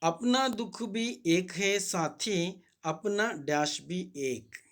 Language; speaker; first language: Hindi; non-native, local second language; Kannada